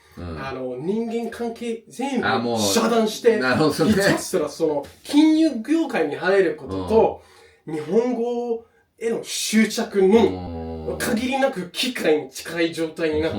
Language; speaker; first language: Japanese; non-native, fluent; English